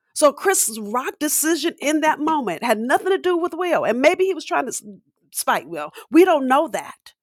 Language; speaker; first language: English; native; English